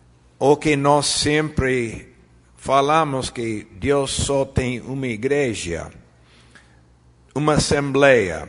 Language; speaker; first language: Portuguese; non-native, fluent; Spanish